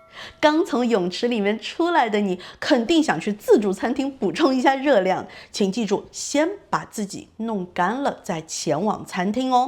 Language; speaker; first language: Chinese; native; Chinese